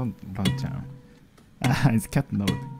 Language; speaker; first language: English; non-native, learner; Japanese